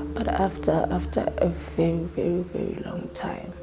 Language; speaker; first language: English; non-native, local second language; Southern Sotho